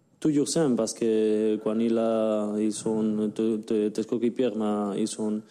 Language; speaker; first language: French; non-native, learner; Spanish